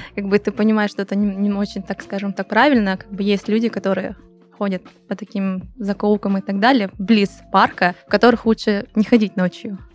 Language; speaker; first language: Russian; non-native, local second language; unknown